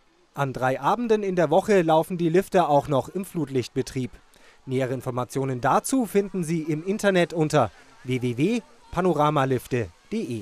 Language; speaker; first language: German; native; German